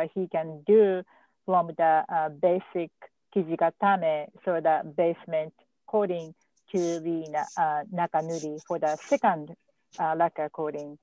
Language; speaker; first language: English; non-native, fluent; Japanese